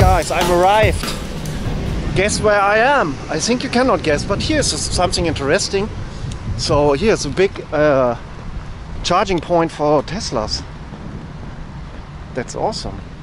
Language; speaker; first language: English; non-native, learner; German